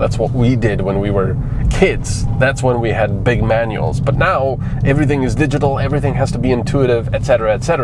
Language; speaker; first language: English; non-native, fluent; Slovenian